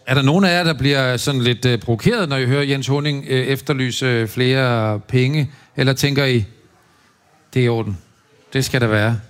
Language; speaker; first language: Danish; native; Danish